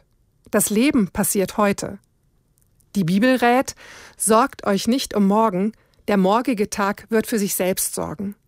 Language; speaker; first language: German; native; German